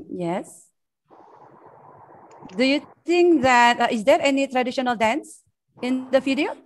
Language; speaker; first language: English; non-native, fluent; Indonesian